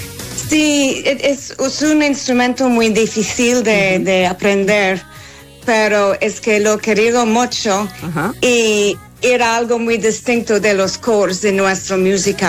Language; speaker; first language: Spanish; non-native, learner; English